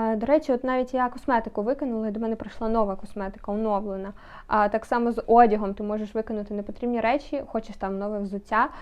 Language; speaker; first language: Ukrainian; non-native, local second language; Russian